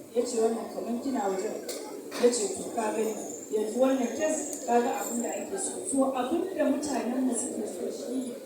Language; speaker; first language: Hausa; non-native, local second language; Fula